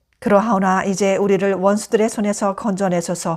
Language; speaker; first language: Korean; native; Korean